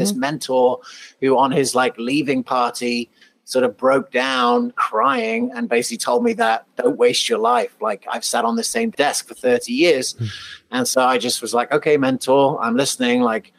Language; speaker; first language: English; native; English